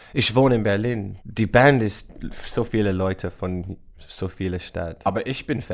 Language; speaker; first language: German; non-native, learner; English